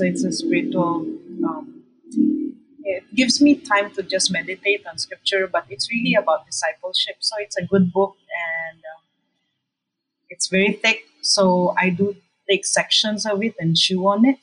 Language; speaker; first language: English; non-native, local second language; Cebuano